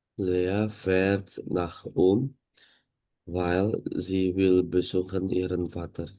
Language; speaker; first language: German; non-native, learner; Indonesian